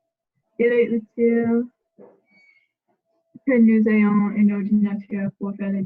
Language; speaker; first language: French; non-native, learner; English